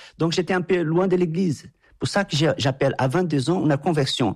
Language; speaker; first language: French; non-native, fluent; Portuguese